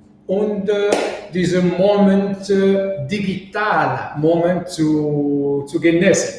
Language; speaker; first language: German; non-native, fluent; Arabic